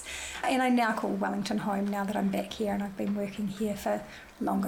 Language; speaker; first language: English; native; English